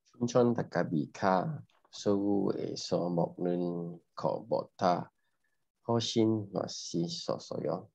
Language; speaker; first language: Korean; non-native, learner; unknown